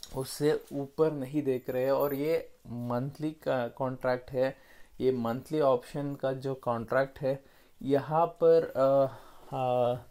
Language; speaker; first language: Hindi; non-native, local second language; Kannada